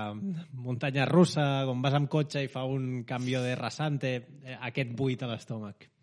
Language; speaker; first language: Catalan; native; Catalan